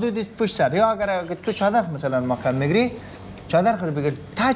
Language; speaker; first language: Persian; native; Persian